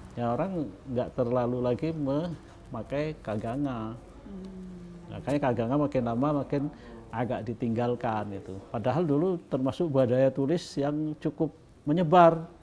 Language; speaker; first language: Indonesian; non-native, local second language; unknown